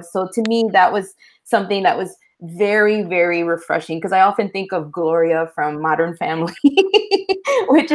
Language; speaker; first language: English; early bilingual, other home language; Spanish